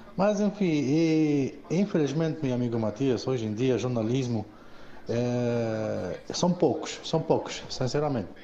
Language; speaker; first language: Portuguese; non-native, fluent; French